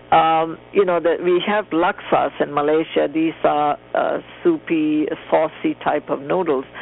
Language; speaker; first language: English; non-native, local second language; Tamil